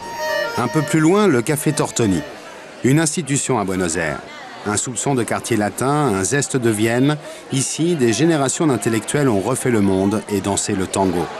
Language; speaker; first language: French; native; French